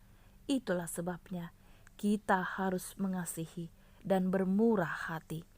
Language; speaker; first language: Malay; native; Malay